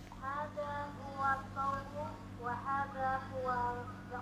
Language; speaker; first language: Arabic; non-native, learner; Indonesian